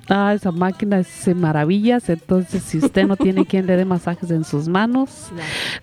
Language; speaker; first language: Spanish; native; Spanish